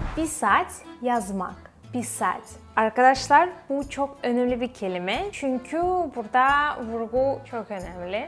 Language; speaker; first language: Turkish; non-native, fluent; Russian